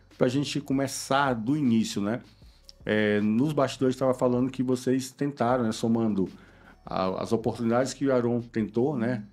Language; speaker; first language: Portuguese; native; Portuguese